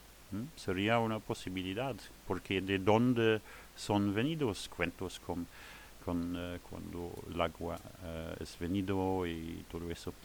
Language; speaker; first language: Spanish; non-native, fluent; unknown